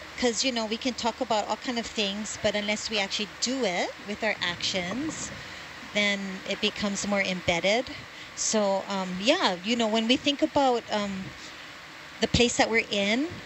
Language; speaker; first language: English; native; English